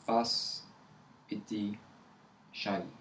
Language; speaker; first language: Arabic; non-native, learner; English